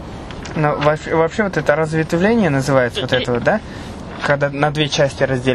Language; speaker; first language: Russian; non-native, local second language; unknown